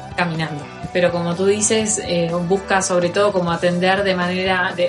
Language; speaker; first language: Spanish; native; Spanish